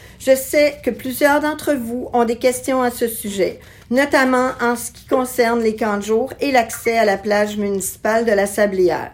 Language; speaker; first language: French; native; French